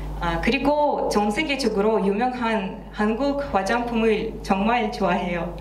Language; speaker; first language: Korean; non-native, learner; Russian